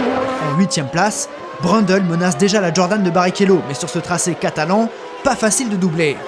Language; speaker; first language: French; native; French